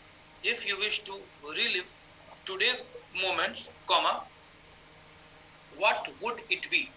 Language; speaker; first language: English; non-native, fluent; Hindi